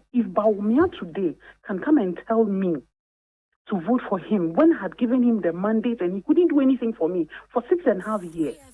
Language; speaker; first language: English; non-native, local second language; Akan